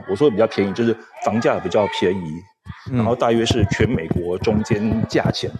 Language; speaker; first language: Chinese; native; Chinese